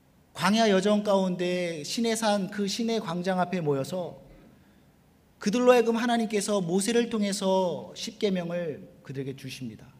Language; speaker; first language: Korean; native; Korean